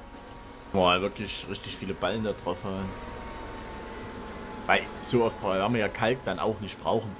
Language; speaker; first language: German; native; German